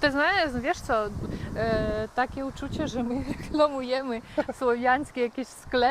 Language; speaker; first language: Polish; non-native, learner; Ukrainian